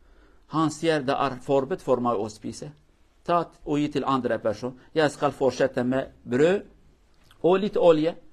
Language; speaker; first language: Norwegian; non-native, learner; Kurdish